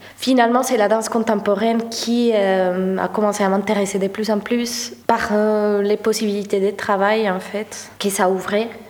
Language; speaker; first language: French; non-native, fluent; Spanish